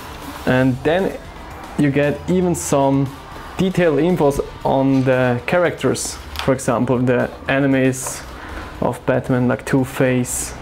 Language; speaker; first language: English; non-native, fluent; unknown